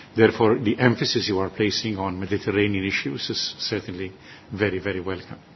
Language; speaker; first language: English; non-native, local second language; Maltese